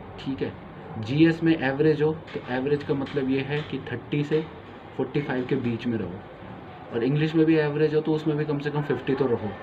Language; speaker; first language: Hindi; native; Hindi